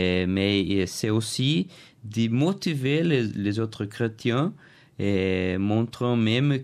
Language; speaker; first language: French; non-native, learner; Portuguese